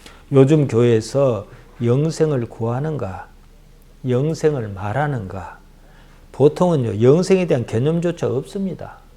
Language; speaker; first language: Korean; native; Korean